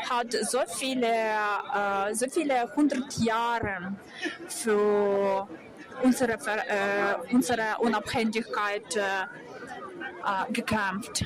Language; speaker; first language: German; non-native, fluent; Ukrainian